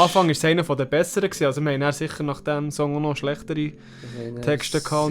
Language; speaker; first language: German; native; German